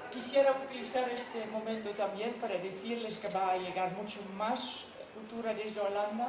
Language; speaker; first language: Spanish; non-native, fluent; Dutch